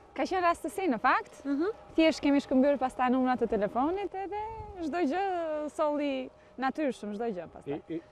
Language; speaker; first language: Albanian; native; Albanian